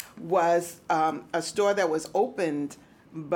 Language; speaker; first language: English; early bilingual, other home language; Spanish